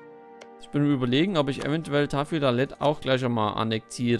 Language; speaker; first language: German; native; German